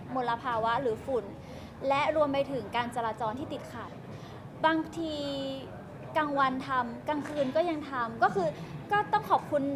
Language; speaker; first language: Thai; native; Thai